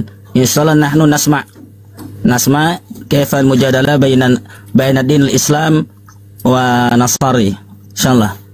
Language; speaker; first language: Arabic; non-native, learner; Indonesian